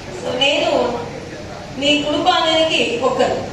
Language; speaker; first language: Telugu; non-native, learner; Tamil